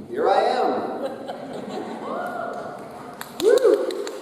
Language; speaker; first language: English; native; English